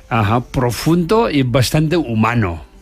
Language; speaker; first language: Spanish; non-native, learner; Tibetan